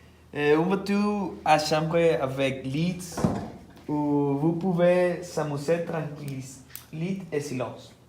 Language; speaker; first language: French; non-native, learner; Spanish